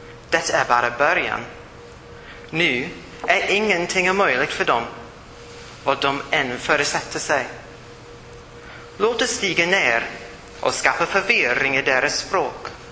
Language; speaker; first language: Swedish; non-native, fluent; English